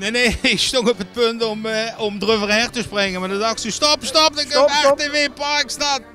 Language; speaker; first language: Dutch; native; Dutch